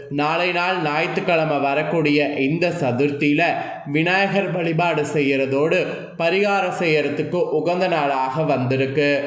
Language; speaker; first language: Tamil; native; Tamil